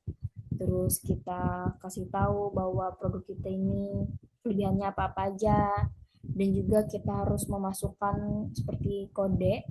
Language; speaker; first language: Indonesian; native; Indonesian